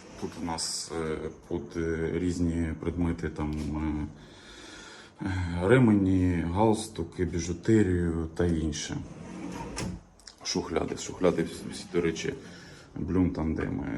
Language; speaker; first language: Ukrainian; native; Ukrainian